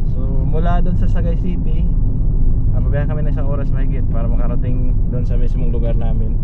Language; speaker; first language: Filipino; non-native, local second language; Cebuano